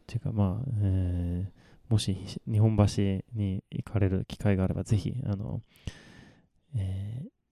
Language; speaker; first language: Japanese; non-native, fluent; Swedish